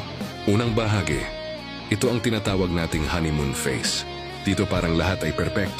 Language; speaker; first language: Filipino; native; Filipino